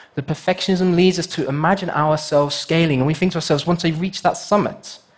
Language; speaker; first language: English; native; English